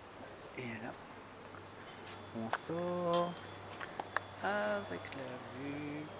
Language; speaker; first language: French; native; French